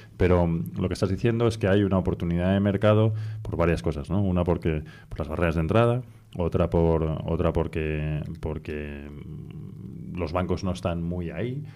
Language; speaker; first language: Spanish; native; Spanish